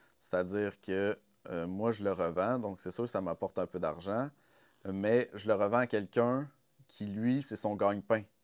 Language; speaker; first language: French; native; French